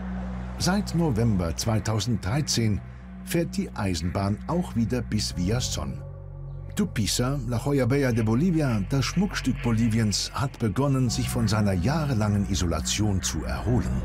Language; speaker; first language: German; native; German